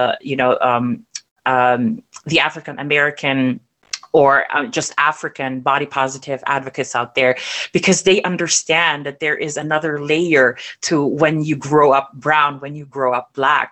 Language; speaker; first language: English; non-native, local second language; German